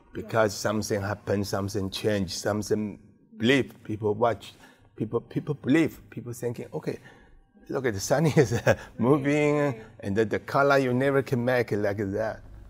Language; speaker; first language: English; non-native, learner; Chinese